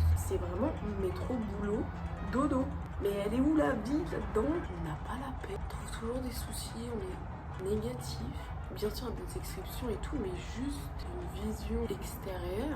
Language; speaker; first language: French; native; French